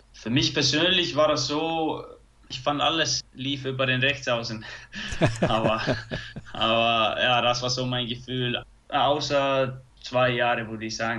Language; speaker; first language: German; non-native, fluent; Icelandic